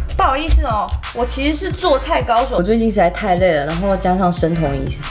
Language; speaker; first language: Chinese; native; Chinese